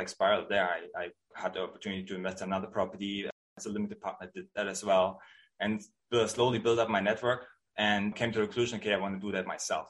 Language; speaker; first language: English; non-native, fluent; German